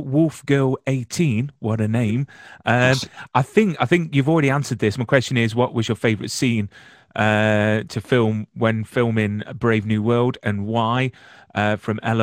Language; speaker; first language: English; native; English